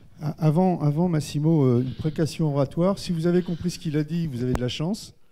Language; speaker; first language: French; native; French